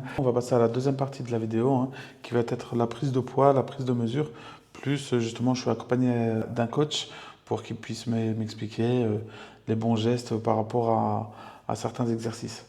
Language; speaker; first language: French; native; French